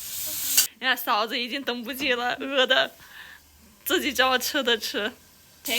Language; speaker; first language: Chinese; non-native, fluent; Armenian